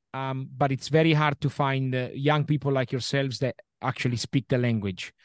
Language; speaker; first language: English; non-native, fluent; Italian